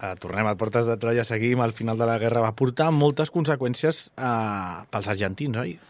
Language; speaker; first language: Catalan; native; Catalan